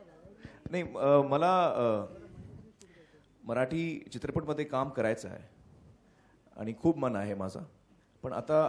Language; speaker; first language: Marathi; non-native, local second language; Urdu